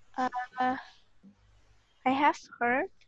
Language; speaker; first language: English; non-native, learner; Vietnamese